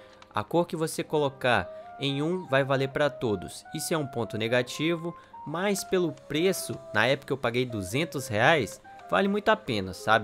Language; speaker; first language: Portuguese; native; Portuguese